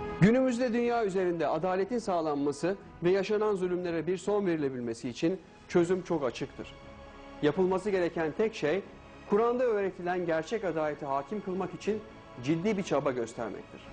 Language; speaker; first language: Turkish; native; Turkish